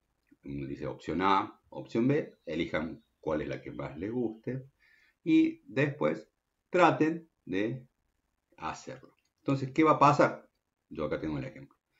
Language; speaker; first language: Spanish; native; Spanish